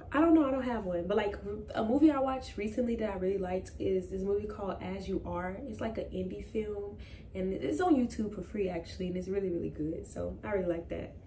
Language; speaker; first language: English; native; English